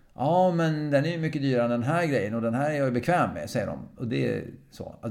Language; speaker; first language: Swedish; early bilingual, other home language; English